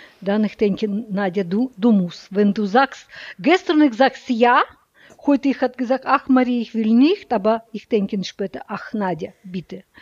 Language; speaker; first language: German; non-native, learner; Russian